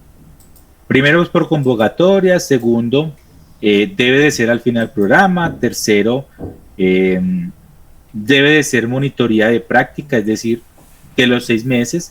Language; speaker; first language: Spanish; native; Spanish